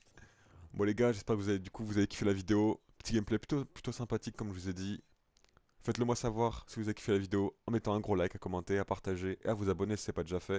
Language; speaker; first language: French; native; French